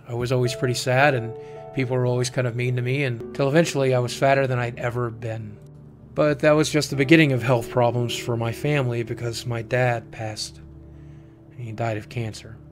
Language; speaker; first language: English; native; English